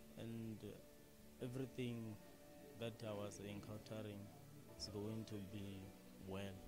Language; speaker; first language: English; non-native, local second language; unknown